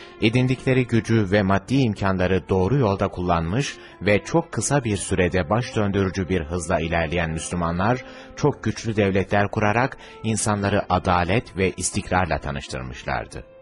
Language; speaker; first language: Turkish; native; Turkish